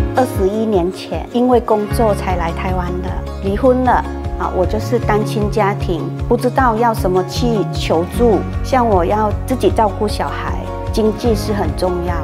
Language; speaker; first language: Chinese; non-native, fluent; Thai